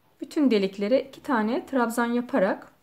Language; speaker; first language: Turkish; native; Turkish